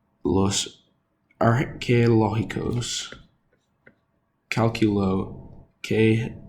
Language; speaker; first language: Spanish; non-native, learner; English